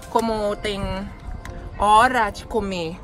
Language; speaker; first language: Portuguese; non-native, learner; Thai